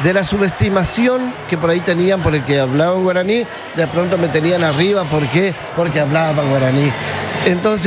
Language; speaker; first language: Spanish; non-native, local second language; Guarani